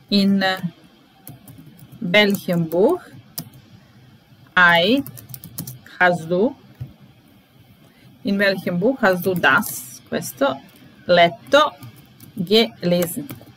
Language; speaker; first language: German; non-native, fluent; Italian